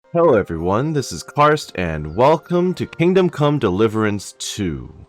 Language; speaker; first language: English; native; English